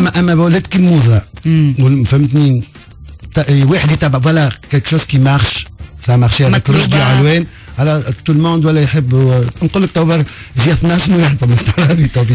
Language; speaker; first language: Arabic; native; Arabic